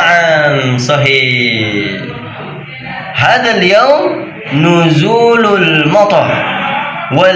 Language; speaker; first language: Arabic; non-native, fluent; Indonesian